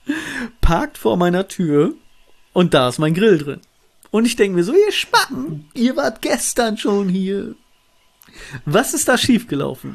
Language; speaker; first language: German; native; German